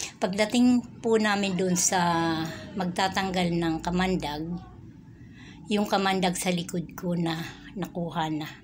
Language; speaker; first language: Filipino; non-native, local second language; Bikol